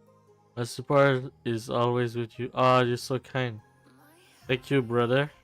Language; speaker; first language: English; non-native, learner; French